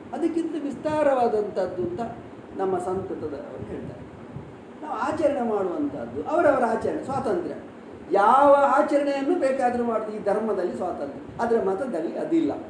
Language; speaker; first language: Kannada; native; Kannada